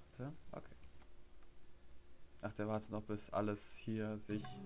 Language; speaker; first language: German; native; German